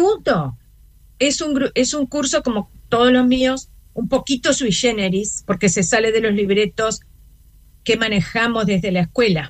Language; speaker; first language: Spanish; native; Spanish